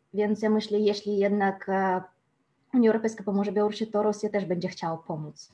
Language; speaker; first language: Polish; non-native, fluent; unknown